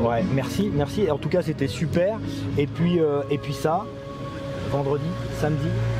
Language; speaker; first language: French; native; French